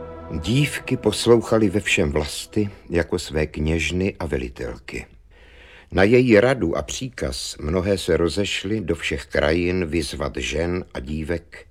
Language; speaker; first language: Czech; native; Czech